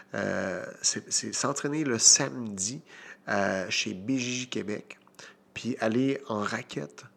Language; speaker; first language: French; native; French